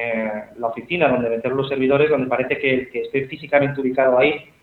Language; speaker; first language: Spanish; native; Spanish